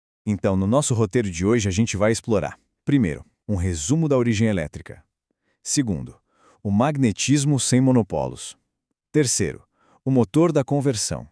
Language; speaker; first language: Portuguese; native; Portuguese